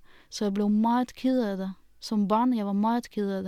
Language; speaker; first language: Danish; non-native, fluent; Russian